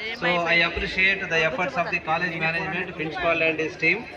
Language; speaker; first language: English; non-native, local second language; Telugu